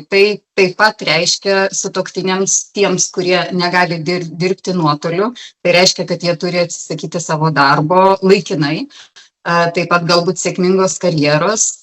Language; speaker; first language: Lithuanian; non-native, local second language; Polish